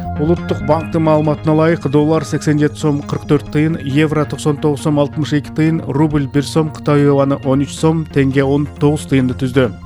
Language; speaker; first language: Kyrgyz; native; Kyrgyz